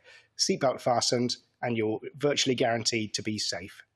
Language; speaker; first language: English; native; English